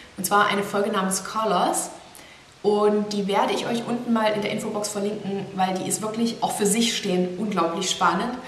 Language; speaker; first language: German; native; German